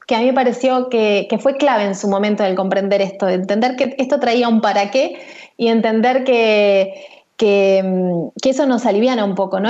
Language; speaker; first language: Spanish; native; Spanish